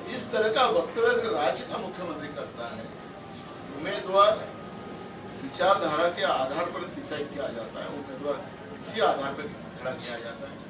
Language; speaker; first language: Hindi; non-native, local second language; Marathi